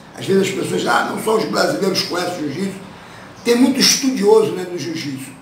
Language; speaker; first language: Portuguese; native; Portuguese